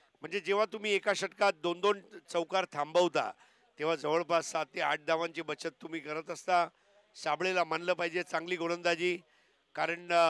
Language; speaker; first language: Marathi; native; Marathi